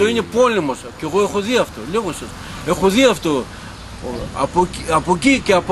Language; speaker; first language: Greek; non-native, learner; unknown